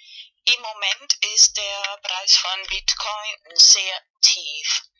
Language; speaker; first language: German; non-native, fluent; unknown